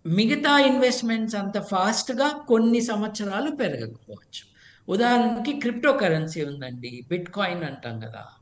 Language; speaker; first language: Telugu; native; Telugu